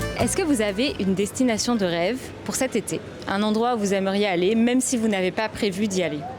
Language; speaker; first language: French; native; French